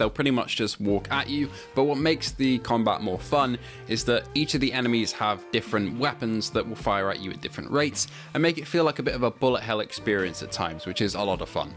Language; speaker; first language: English; native; English